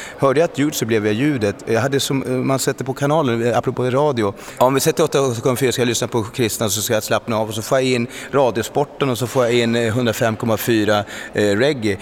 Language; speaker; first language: Swedish; early bilingual, other home language; Spanish